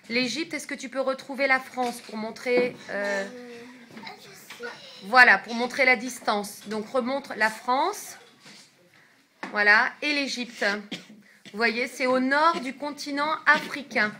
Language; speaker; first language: French; native; French